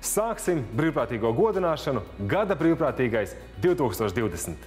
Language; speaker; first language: Latvian; native; Latvian